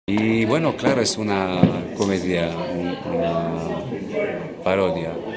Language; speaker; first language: Spanish; non-native, learner; Hebrew